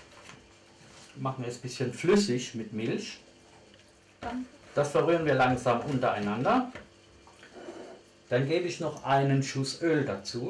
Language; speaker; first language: German; native; German